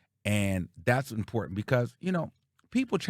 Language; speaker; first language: English; native; English